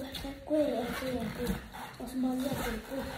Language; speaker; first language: Italian; early bilingual, other home language; Filipino